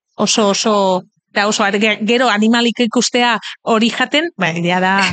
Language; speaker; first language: Basque; non-native, fluent; Catalan